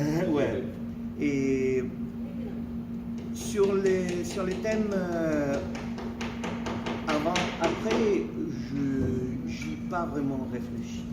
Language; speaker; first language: French; non-native, fluent; Italian